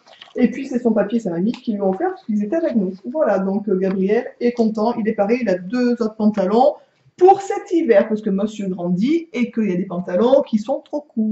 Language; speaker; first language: French; native; French